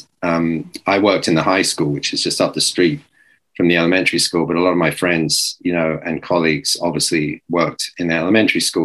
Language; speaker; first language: English; native; English